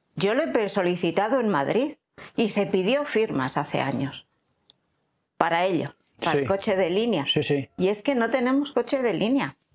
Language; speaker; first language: Spanish; native; Spanish